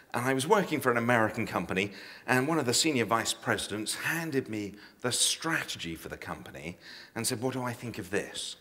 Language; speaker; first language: English; native; English